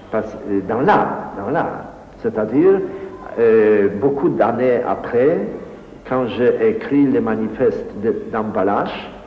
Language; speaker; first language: French; non-native, fluent; Polish